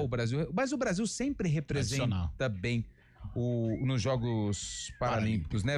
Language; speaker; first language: Portuguese; native; Portuguese